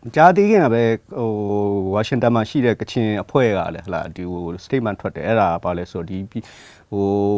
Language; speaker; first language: Burmese; native; Burmese